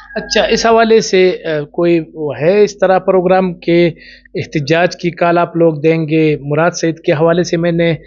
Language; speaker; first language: Urdu; non-native, local second language; Pashto